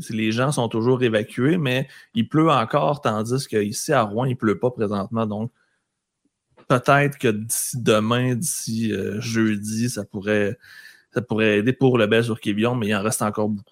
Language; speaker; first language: French; native; French